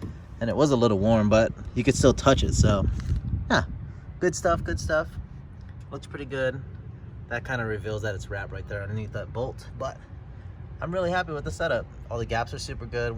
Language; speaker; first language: English; native; English